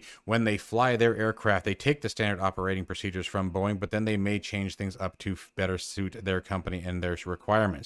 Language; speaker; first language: English; native; English